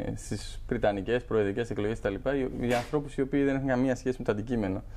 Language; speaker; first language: Greek; native; Greek